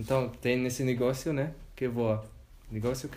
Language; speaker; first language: Portuguese; non-native, fluent; German